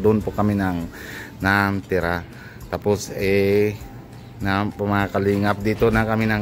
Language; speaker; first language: Filipino; non-native, fluent; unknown